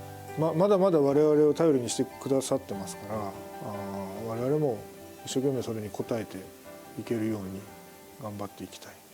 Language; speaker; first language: Japanese; native; Japanese